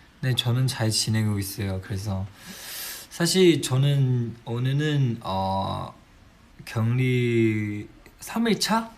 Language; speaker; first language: Korean; non-native, fluent; Chinese